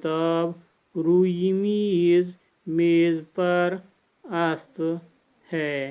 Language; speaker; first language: Persian; non-native, fluent; Urdu